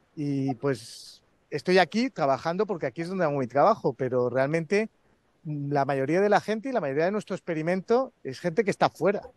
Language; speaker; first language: Spanish; native; Spanish